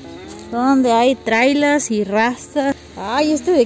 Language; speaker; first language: Spanish; native; Spanish